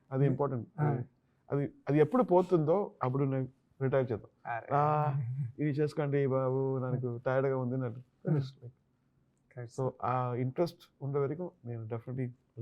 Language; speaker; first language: Telugu; non-native, learner; Tamil